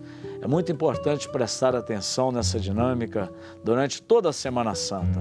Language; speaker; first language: Portuguese; native; Portuguese